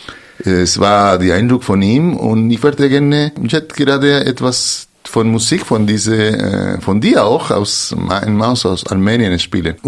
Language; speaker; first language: German; non-native, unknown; Spanish